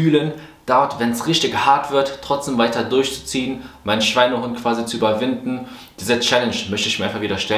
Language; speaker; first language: German; native; German